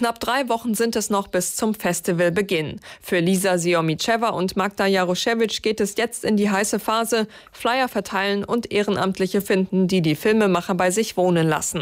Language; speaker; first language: German; native; German